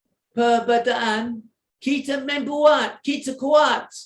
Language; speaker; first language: Indonesian; non-native, fluent; English